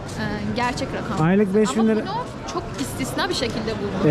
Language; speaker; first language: Turkish; non-native, fluent; Persian